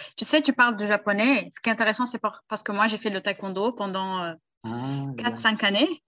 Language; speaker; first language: French; early bilingual, heritage; Portuguese